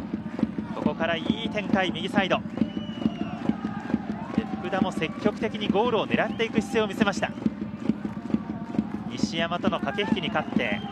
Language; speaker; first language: Japanese; native; Japanese